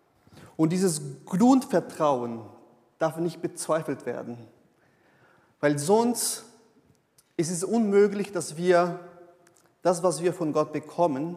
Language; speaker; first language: German; non-native, fluent; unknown